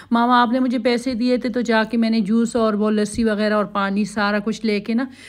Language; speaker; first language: Urdu; native; Urdu